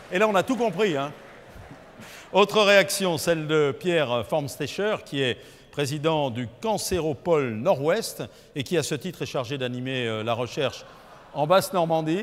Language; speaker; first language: French; native; French